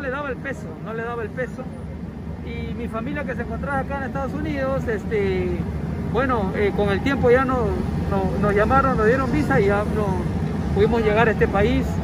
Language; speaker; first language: Spanish; native; Spanish